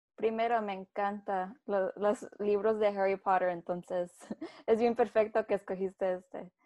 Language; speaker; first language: Spanish; early bilingual, heritage; Spanish